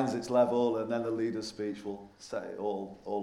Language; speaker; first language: English; native; English